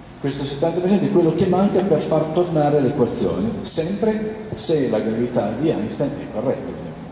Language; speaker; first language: Italian; native; Italian